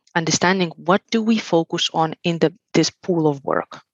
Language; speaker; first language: English; non-native, fluent; Lithuanian